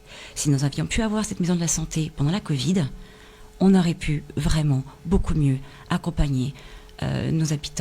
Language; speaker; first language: French; native; French